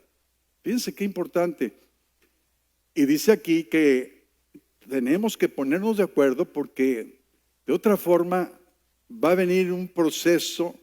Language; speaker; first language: Spanish; native; Spanish